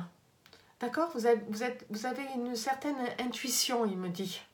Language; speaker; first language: French; native; French